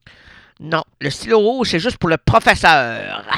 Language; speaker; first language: French; native; French